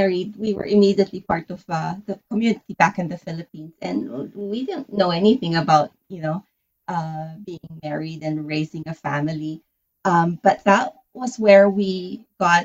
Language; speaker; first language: English; non-native, local second language; Filipino